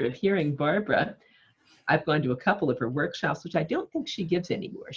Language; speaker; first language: English; native; English